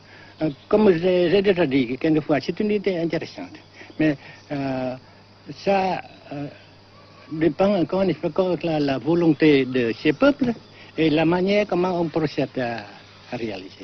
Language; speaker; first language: French; non-native, local second language; Vietnamese